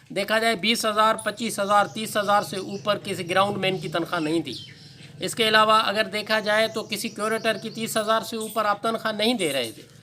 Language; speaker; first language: Urdu; non-native, local second language; Sindhi